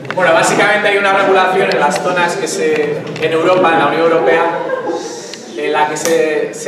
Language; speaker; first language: Spanish; native; Spanish